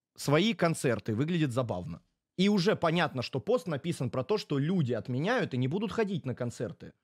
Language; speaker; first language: Russian; native; Russian